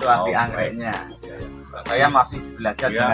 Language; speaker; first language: Indonesian; native; Indonesian